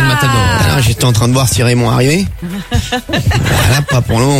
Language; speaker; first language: French; native; French